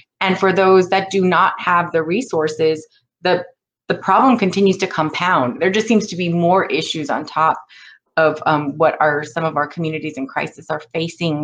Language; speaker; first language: English; native; English